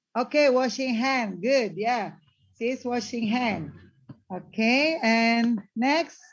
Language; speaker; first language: English; non-native, learner; Indonesian